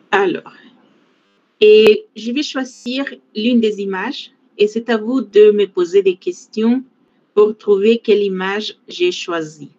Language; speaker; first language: French; non-native, fluent; Spanish